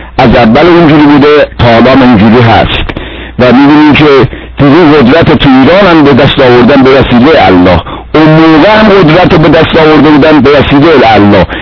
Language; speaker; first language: Persian; non-native, local second language; Azerbaijani